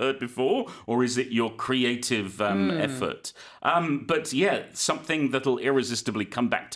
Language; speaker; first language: English; native; English